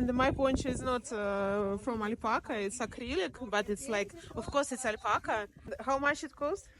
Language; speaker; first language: English; non-native, learner; Russian